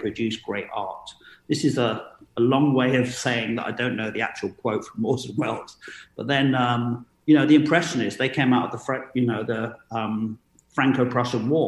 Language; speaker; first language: English; native; English